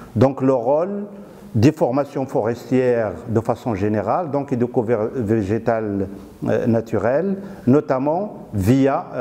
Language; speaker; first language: French; non-native, local second language; Arabic